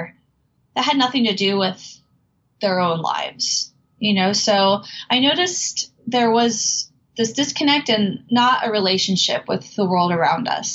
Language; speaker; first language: English; native; English